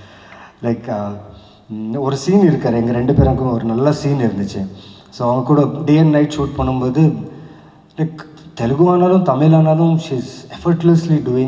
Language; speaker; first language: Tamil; non-native, fluent; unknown